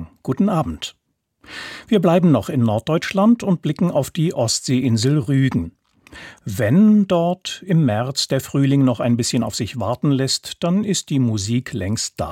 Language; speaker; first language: German; native; German